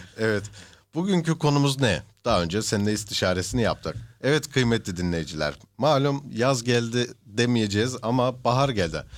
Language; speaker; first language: Turkish; early bilingual, heritage; Turkish